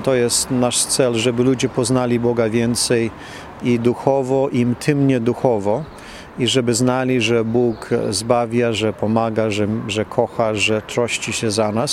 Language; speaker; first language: Polish; early bilingual, heritage; Polish